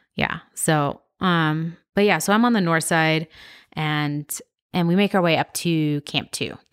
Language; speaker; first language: English; native; English